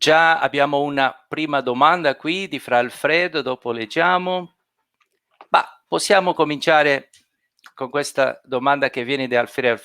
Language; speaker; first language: Italian; non-native, fluent; Portuguese